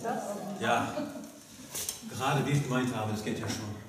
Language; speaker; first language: German; native; German